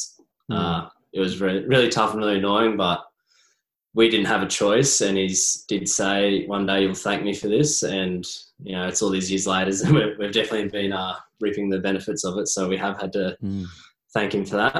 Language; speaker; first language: English; native; English